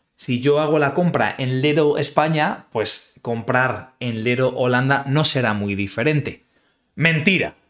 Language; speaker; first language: Spanish; native; Spanish